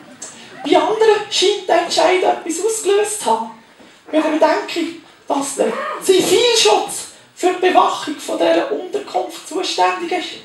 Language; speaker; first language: German; native; German